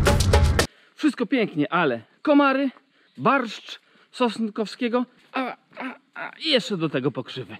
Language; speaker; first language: Polish; native; Polish